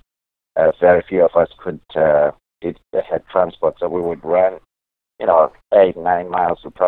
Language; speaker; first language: English; non-native, local second language; North Ndebele